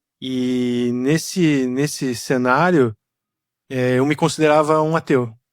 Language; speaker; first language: Portuguese; native; Portuguese